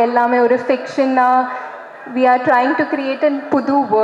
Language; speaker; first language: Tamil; non-native, learner; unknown